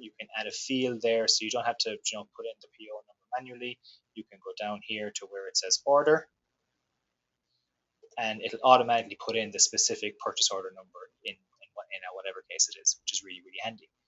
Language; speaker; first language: English; native; English